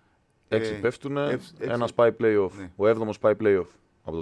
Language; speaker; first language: Greek; native; Greek